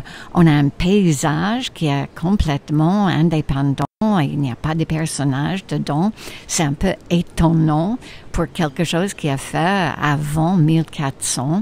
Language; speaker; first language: French; non-native, fluent; English